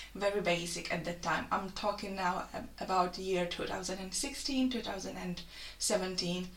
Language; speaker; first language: English; non-native, fluent; Czech